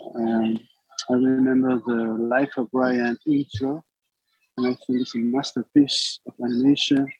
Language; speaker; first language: English; non-native, learner; Spanish